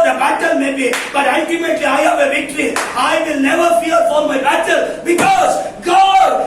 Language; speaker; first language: English; non-native, local second language; Kannada